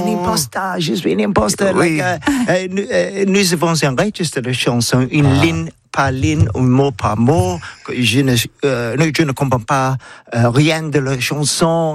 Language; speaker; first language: French; non-native, learner; English